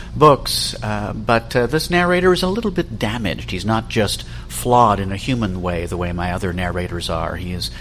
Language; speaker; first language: English; native; English